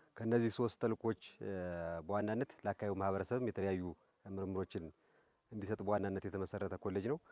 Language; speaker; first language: Amharic; native; Amharic